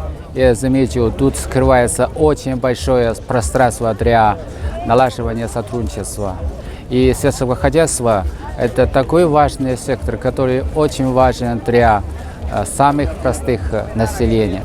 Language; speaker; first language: Russian; non-native, fluent; Chinese